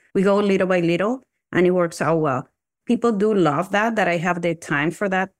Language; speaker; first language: English; non-native, fluent; Spanish